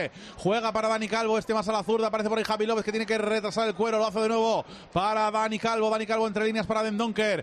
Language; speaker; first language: Spanish; native; Spanish